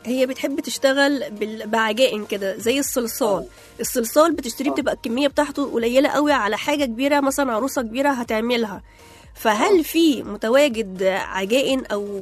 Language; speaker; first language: Arabic; native; Arabic